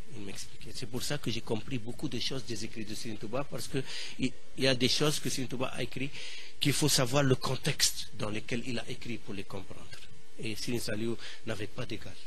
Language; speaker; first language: French; non-native, local second language; Arabic